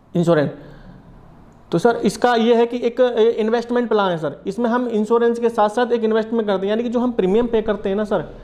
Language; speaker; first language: Hindi; native; Hindi